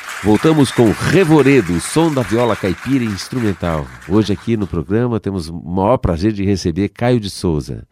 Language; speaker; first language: Portuguese; native; Portuguese